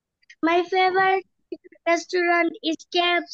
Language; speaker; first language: English; non-native, learner; Bangla